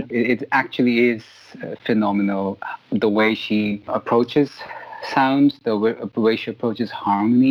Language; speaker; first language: English; native; English